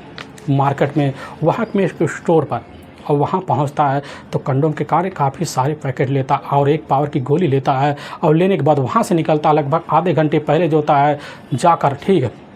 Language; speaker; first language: Hindi; native; Hindi